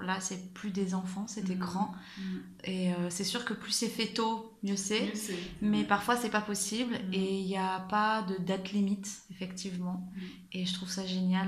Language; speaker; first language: French; native; French